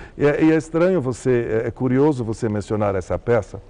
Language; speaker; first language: Portuguese; early bilingual, heritage; Arabic